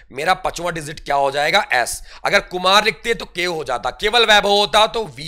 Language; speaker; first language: Hindi; native; Hindi